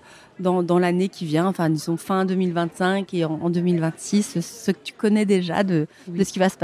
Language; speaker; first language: French; native; French